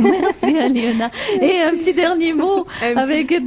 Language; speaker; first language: French; native; French